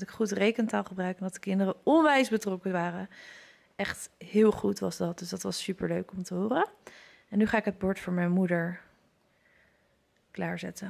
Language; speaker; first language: Dutch; native; Dutch